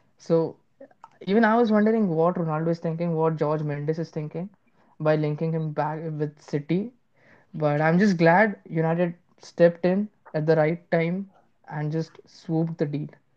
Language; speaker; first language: English; non-native, local second language; Hindi